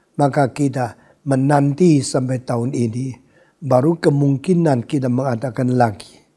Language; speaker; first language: Indonesian; non-native, fluent; Min Nan Chinese